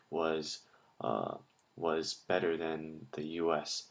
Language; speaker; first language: English; native; English